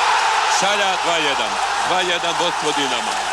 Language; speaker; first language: Croatian; native; Croatian